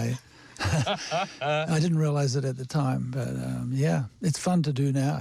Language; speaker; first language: English; native; English